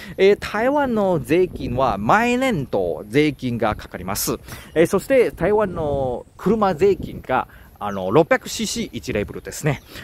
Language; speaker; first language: Japanese; non-native, learner; Chinese